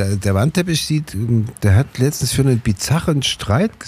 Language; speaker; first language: German; native; German